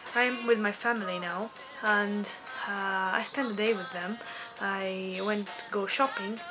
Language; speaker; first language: English; non-native, fluent; Italian